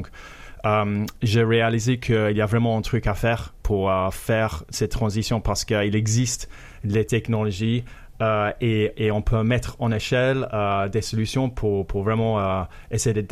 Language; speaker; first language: French; non-native, fluent; English